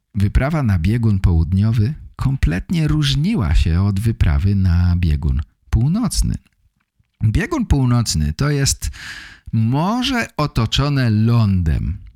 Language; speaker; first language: Polish; native; Polish